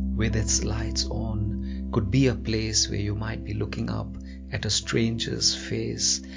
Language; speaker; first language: English; non-native, local second language; Hindi